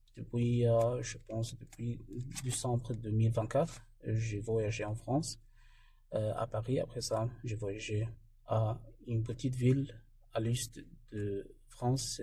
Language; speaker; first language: French; non-native, fluent; Arabic